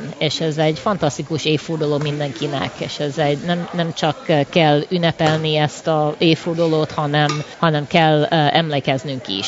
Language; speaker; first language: Hungarian; early bilingual, heritage; Hungarian